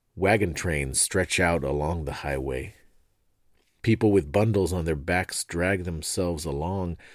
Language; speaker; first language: English; native; English